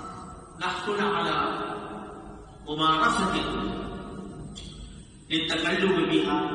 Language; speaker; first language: Arabic; non-native, fluent; Urdu